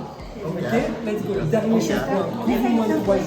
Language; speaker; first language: French; native; French